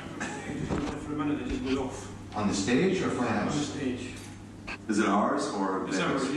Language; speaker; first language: English; native; English